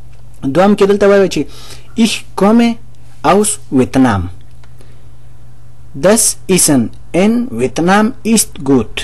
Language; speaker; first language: German; non-native, learner; Pashto